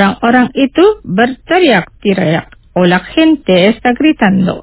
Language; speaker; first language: Spanish; non-native, fluent; Indonesian